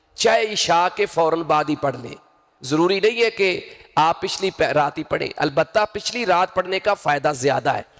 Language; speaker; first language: Urdu; non-native, local second language; Punjabi